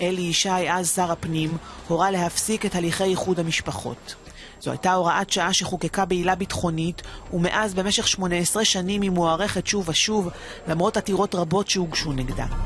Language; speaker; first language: Hebrew; native; Hebrew